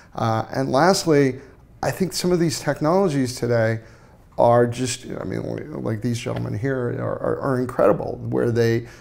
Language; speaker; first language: English; native; English